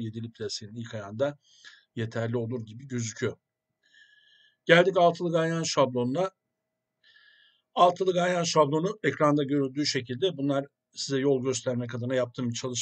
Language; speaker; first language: Turkish; native; Turkish